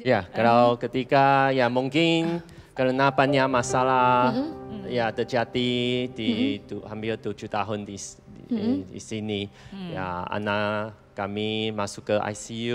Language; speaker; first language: Indonesian; non-native, fluent; Chinese